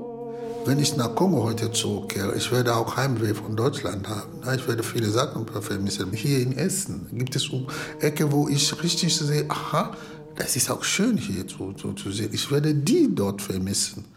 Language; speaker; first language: German; non-native, learner; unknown